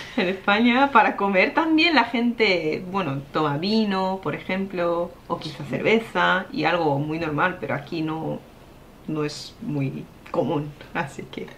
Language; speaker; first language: Spanish; non-native, fluent; Japanese